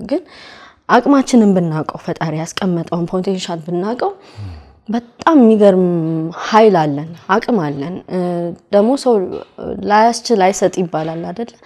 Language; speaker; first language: Amharic; native; Amharic